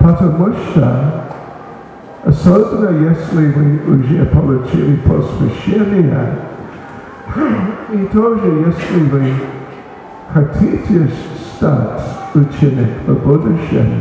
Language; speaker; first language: Russian; non-native, learner; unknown